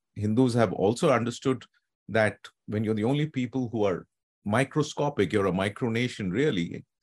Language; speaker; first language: English; non-native, local second language; Telugu